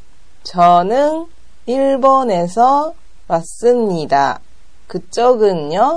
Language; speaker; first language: Korean; non-native, learner; Japanese